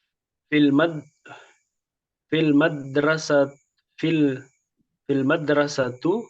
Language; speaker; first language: Arabic; non-native, learner; Indonesian